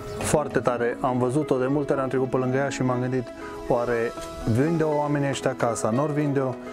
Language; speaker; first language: Romanian; native; Romanian